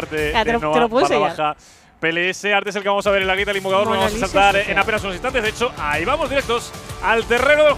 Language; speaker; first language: Spanish; native; Spanish